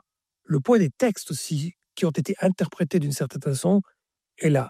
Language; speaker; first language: French; native; French